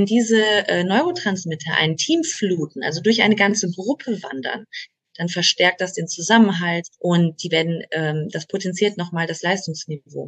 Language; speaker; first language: German; native; German